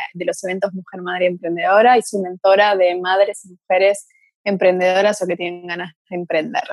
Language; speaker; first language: Spanish; early bilingual, other home language; Portuguese